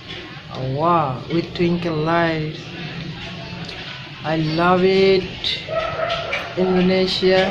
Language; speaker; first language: English; non-native, learner; Bangla